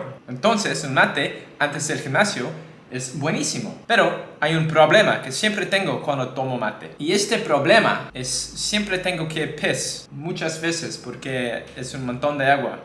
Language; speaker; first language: Spanish; non-native, learner; English